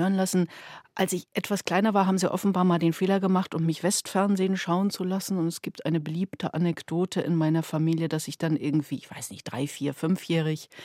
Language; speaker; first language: German; native; German